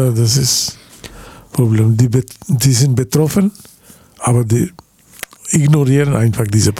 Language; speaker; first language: German; non-native, learner; Bangla